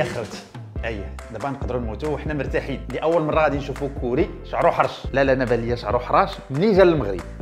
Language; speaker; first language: Arabic; native; Arabic